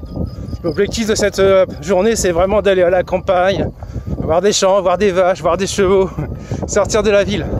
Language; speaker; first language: French; native; French